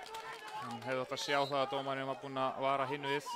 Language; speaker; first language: Icelandic; native; Icelandic